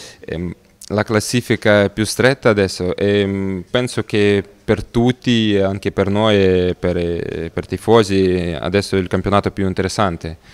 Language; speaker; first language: Italian; non-native, learner; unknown